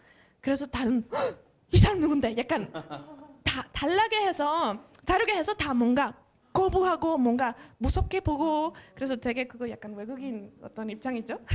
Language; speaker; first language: Korean; non-native, fluent; Spanish